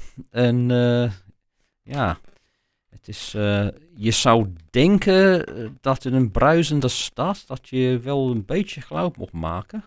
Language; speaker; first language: Dutch; non-native, fluent; English